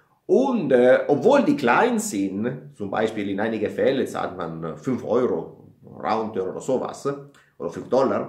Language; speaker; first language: German; non-native, fluent; Italian